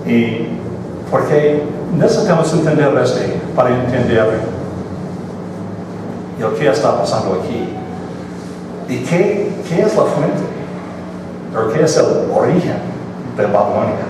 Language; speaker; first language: Spanish; non-native, fluent; English